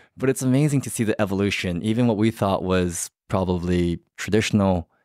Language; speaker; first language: English; native; English